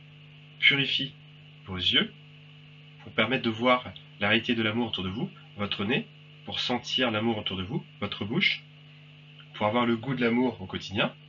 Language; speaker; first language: French; native; French